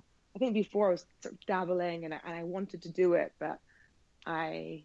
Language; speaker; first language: English; native; English